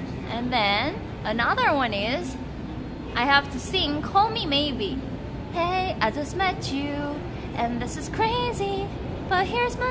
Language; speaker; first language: English; non-native, learner; Korean